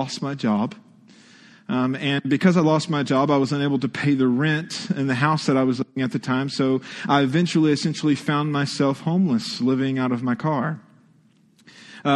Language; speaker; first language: English; native; English